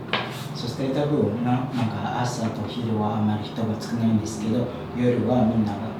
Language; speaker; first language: Japanese; non-native, fluent; Indonesian